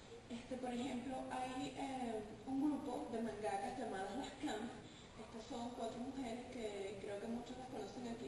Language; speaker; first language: Spanish; native; Spanish